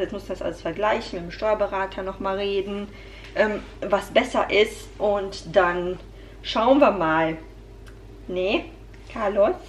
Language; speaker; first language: German; native; German